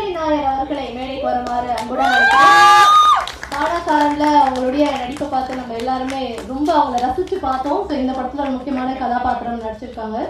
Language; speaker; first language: Tamil; native; Tamil